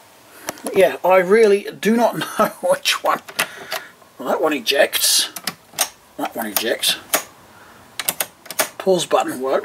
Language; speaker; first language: English; native; English